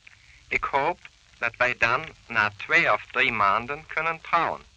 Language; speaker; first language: Dutch; non-native, fluent; German